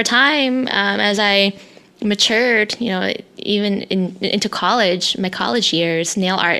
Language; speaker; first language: English; early bilingual, other home language; Hmong